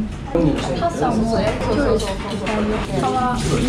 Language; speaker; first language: Japanese; non-native, learner; German